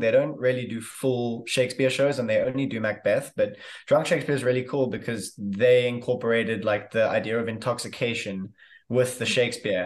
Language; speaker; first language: English; native; English